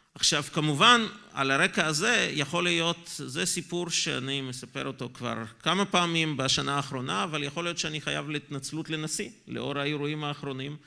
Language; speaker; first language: Hebrew; non-native, fluent; Russian